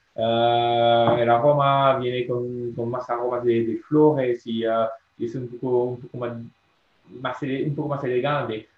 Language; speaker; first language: Spanish; non-native, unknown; French